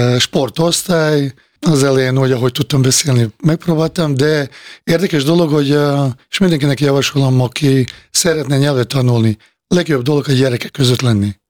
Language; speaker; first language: Hungarian; non-native, fluent; Bosnian